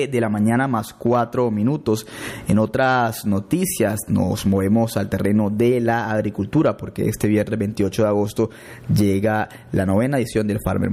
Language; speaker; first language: Spanish; non-native, local second language; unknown